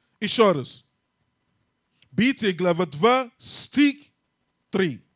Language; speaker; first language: Russian; non-native, learner; English